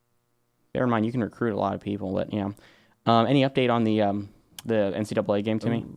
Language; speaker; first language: English; native; English